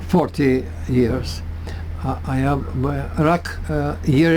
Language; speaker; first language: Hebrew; non-native, learner; Russian